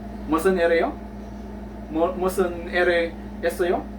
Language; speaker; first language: Korean; non-native, learner; Filipino